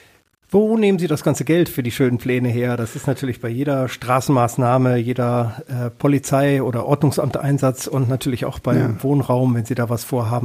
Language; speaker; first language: German; native; German